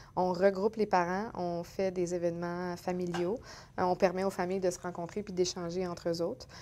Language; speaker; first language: French; native; French